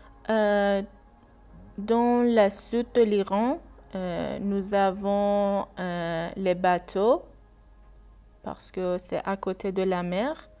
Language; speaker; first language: French; non-native, learner; Persian